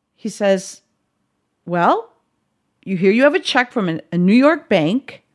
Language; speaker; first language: English; native; English